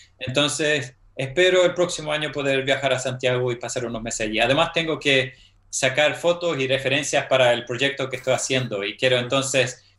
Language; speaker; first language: Spanish; early bilingual, heritage; Spanish